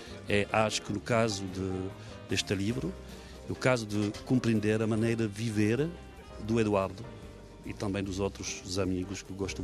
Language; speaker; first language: Portuguese; non-native, fluent; French